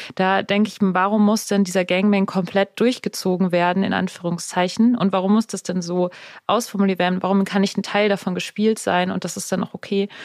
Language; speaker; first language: German; non-native, fluent; Spanish